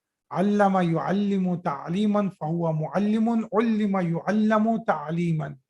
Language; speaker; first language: Arabic; non-native, fluent; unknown